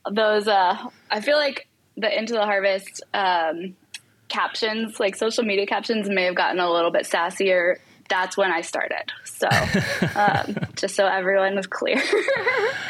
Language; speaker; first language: English; native; English